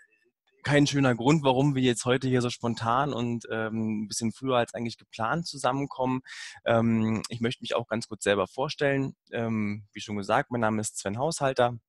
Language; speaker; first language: German; native; German